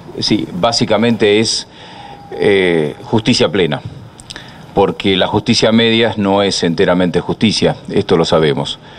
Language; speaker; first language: Spanish; native; Spanish